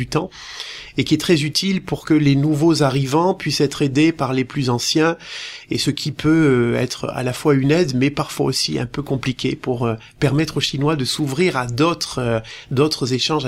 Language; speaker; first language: French; native; French